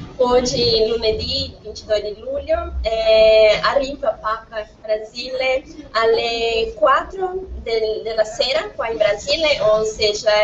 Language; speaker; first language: Italian; non-native, learner; Portuguese